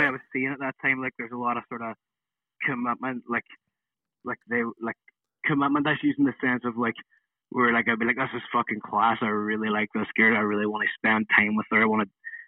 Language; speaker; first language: English; non-native, fluent; Spanish